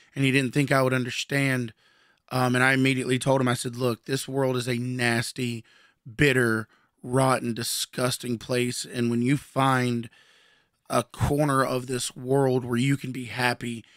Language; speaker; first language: English; native; English